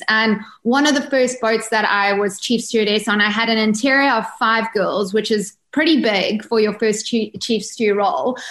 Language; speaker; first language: English; native; English